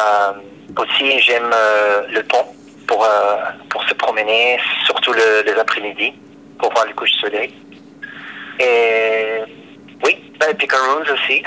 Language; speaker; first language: French; non-native, fluent; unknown